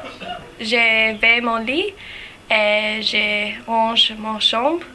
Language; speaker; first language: French; non-native, learner; English